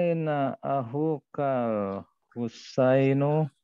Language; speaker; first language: Arabic; non-native, learner; Indonesian